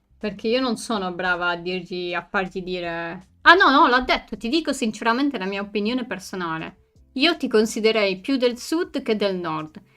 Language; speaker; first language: Italian; native; Italian